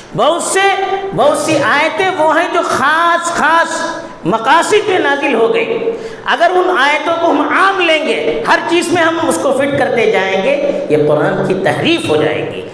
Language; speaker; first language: Urdu; non-native, local second language; Konkani